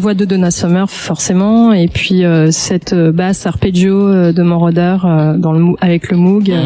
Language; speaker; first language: French; native; French